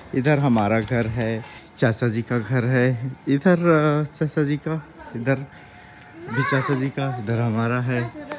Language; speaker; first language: Hindi; native; Hindi